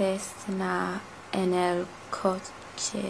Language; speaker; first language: Spanish; non-native, learner; English